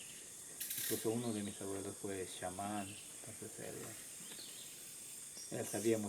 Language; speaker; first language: Spanish; non-native, local second language; Quechua